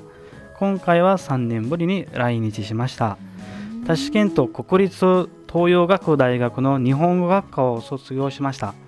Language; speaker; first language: Japanese; non-native, fluent; Uzbek